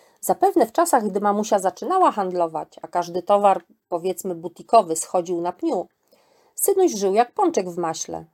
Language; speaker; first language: Polish; native; Polish